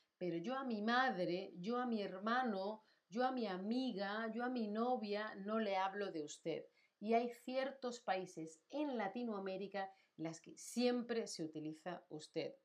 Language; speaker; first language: Spanish; native; Spanish